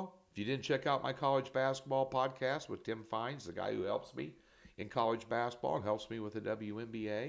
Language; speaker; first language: English; native; English